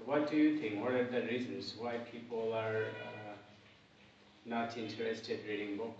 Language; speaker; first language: English; non-native, local second language; Bangla